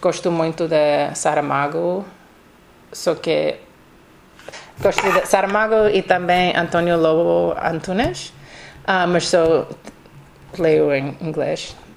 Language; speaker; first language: Portuguese; non-native, learner; English